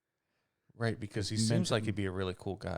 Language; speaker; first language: English; native; English